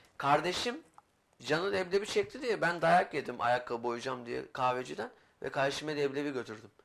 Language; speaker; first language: Turkish; native; Turkish